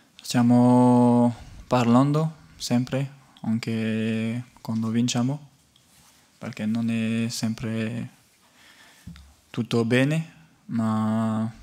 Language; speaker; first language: Italian; non-native, learner; French